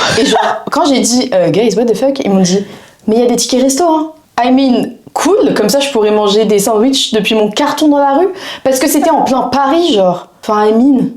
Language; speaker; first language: French; native; French